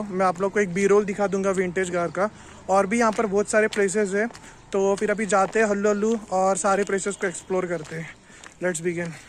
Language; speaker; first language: Hindi; native; Hindi